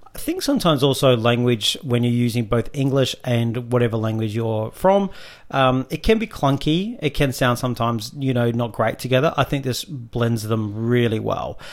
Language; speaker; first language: English; native; English